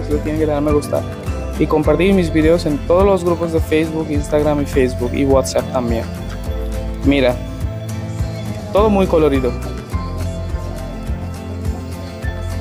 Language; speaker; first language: Spanish; non-native, fluent; Hindi